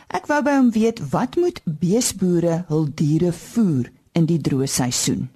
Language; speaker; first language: Afrikaans; native; Afrikaans